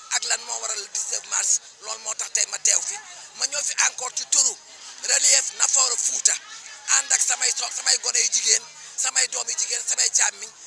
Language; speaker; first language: Wolof; non-native, local second language; Fula